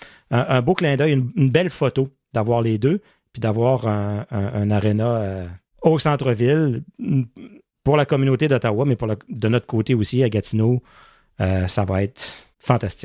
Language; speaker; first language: French; native; French